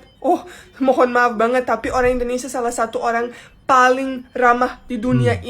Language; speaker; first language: Indonesian; non-native, fluent; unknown